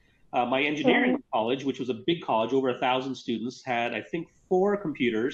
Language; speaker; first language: English; early bilingual, other home language; Gujarati